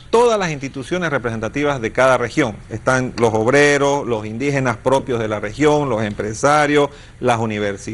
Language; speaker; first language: Spanish; native; Spanish